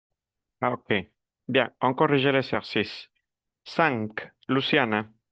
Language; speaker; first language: French; non-native, fluent; Spanish